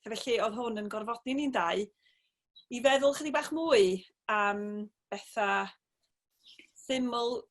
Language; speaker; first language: Welsh; native; Welsh